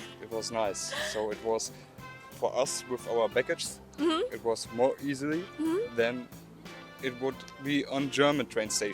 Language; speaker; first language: English; non-native, learner; German